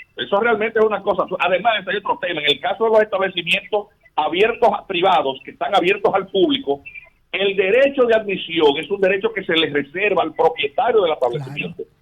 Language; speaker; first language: Spanish; native; Spanish